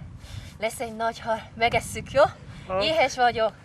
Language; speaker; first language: Hungarian; non-native, learner; Korean